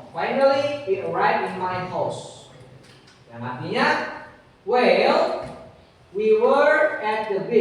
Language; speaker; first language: English; non-native, learner; Indonesian